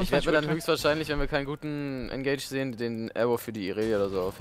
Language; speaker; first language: German; native; German